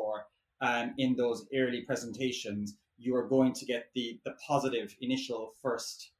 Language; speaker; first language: English; native; English